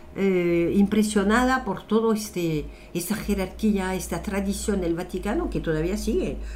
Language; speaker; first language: Spanish; non-native, fluent; French